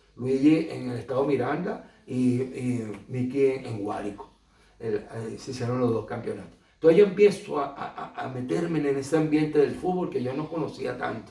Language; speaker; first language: Spanish; native; Spanish